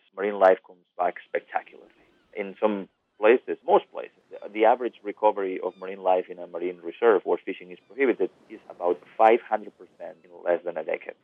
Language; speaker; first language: English; non-native, fluent; Spanish